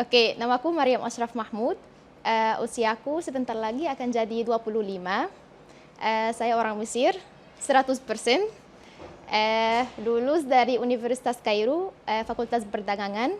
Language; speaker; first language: Indonesian; non-native, fluent; Arabic